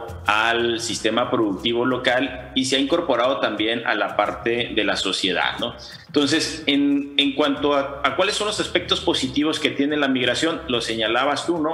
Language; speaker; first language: Spanish; native; Spanish